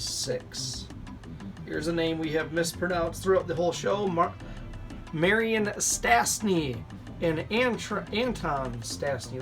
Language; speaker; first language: English; native; English